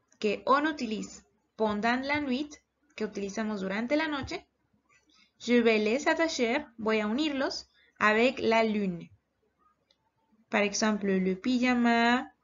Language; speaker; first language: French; non-native, learner; Spanish